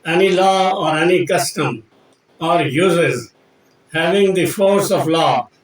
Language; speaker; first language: English; non-native, local second language; Urdu